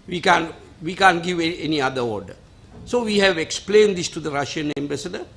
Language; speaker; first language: English; non-native, local second language; Sinhala